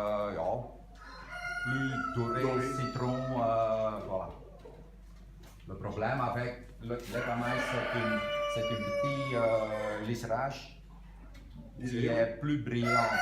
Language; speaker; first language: French; non-native, local second language; Dutch